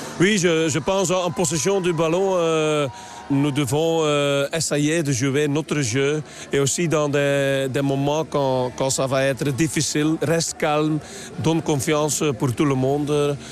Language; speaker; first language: French; non-native, local second language; Dutch